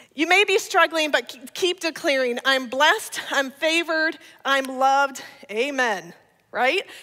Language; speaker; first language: English; native; English